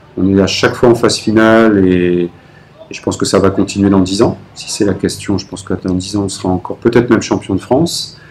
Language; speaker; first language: French; native; French